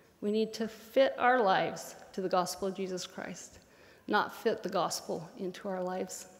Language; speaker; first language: English; native; English